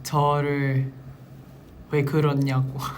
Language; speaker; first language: Korean; non-native, local second language; Filipino